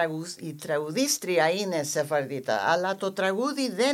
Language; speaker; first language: Greek; non-native, fluent; English